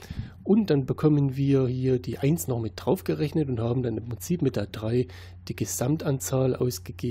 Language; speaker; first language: German; native; German